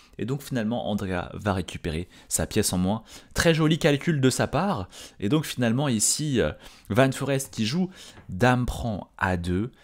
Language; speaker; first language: French; native; French